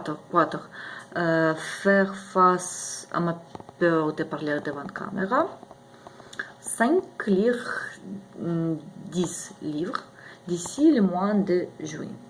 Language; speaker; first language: French; non-native, learner; Ukrainian